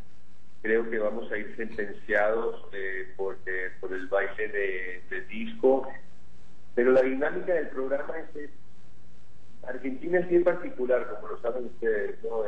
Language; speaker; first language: Spanish; native; Spanish